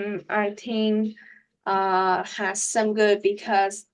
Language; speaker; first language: English; non-native, learner; Vietnamese